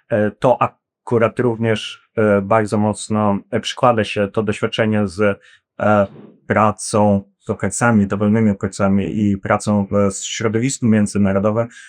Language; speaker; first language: Polish; non-native, fluent; Ukrainian